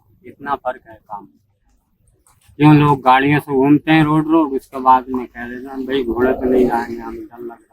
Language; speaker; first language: Hindi; native; Hindi